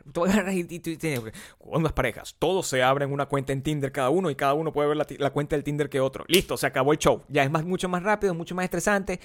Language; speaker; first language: Spanish; native; Spanish